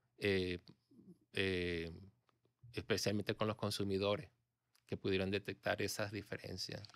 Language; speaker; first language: Spanish; native; Spanish